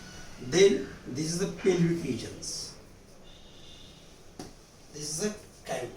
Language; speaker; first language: English; non-native, local second language; Marathi